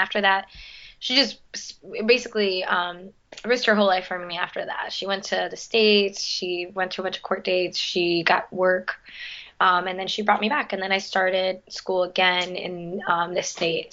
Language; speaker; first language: English; early bilingual, other home language; Spanish